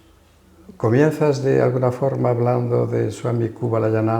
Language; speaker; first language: Spanish; native; Spanish